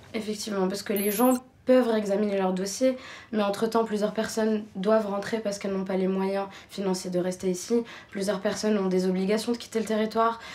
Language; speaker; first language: French; non-native, fluent; English